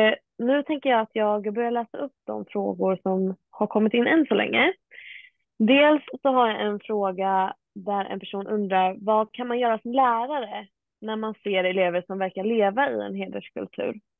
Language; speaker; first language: Swedish; native; Swedish